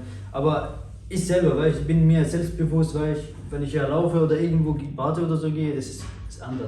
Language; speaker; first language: German; non-native, fluent; Arabic